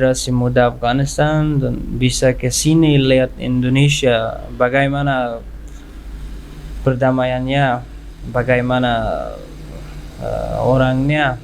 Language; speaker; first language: Indonesian; non-native, learner; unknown